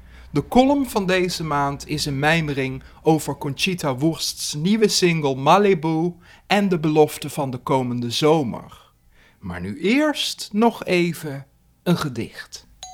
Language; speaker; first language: Dutch; native; Dutch